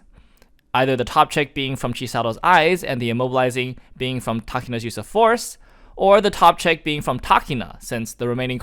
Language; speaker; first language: English; native; English